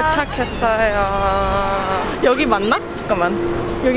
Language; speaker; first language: Korean; early bilingual, heritage; English